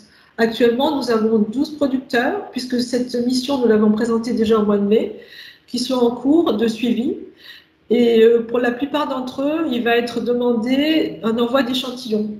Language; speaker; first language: French; native; French